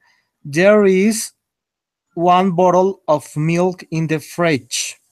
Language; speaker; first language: English; non-native, learner; Spanish